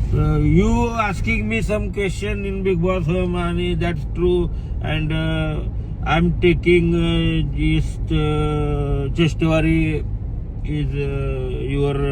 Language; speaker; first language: English; non-native, learner; Marathi